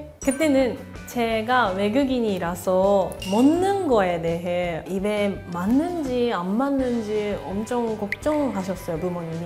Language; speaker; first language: Korean; non-native, learner; Japanese